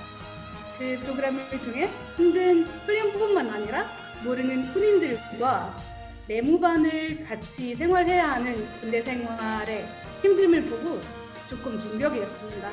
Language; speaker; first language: Korean; non-native, fluent; Arabic